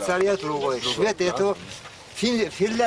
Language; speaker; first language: Russian; non-native, local second language; Kazakh